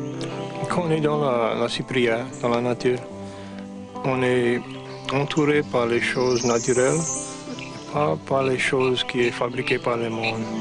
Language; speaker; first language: French; non-native, local second language; English